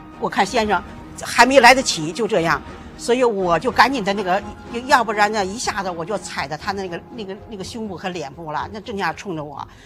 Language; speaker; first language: Chinese; native; Chinese